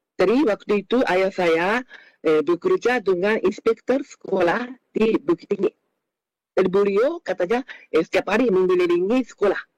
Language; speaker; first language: Indonesian; non-native, fluent; Japanese